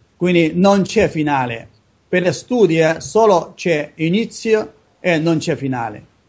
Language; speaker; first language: Italian; non-native, learner; Chinese